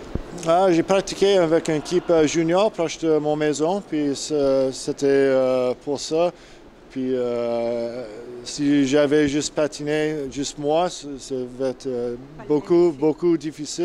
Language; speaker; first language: French; non-native, learner; English